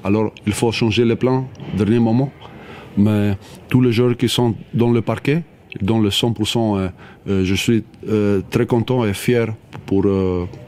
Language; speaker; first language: French; non-native, learner; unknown